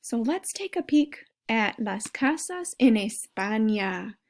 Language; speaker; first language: Spanish; non-native, fluent; English